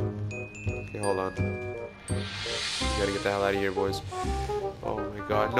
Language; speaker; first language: English; native; English